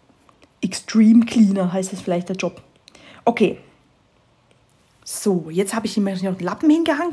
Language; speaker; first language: German; native; German